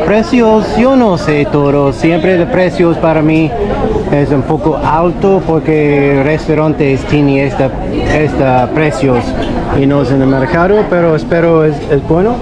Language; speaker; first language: Spanish; non-native, learner; English